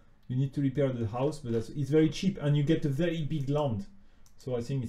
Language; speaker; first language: English; non-native, fluent; French